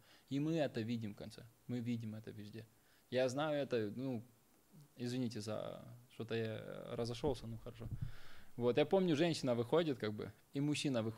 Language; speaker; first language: Russian; native; Russian